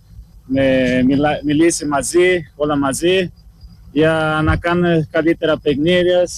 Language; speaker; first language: Greek; non-native, learner; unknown